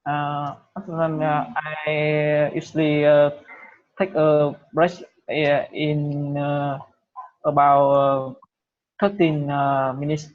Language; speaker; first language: English; non-native, learner; Vietnamese